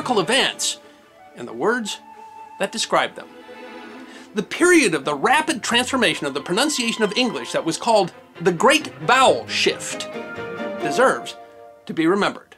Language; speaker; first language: English; native; English